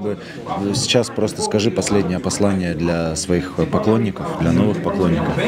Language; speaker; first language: Russian; native; Russian